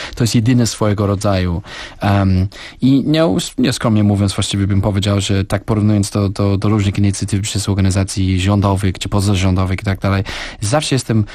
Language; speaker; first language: Polish; non-native, fluent; English